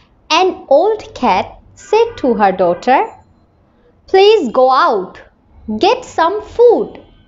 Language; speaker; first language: English; non-native, local second language; Bangla